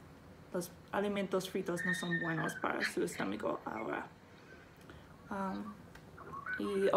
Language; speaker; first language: Spanish; non-native, learner; English